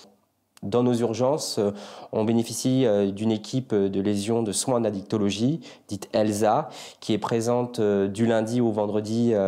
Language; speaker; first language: French; native; French